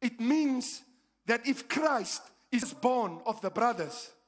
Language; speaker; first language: English; non-native, local second language; Afrikaans